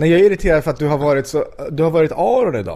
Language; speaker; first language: Swedish; native; Swedish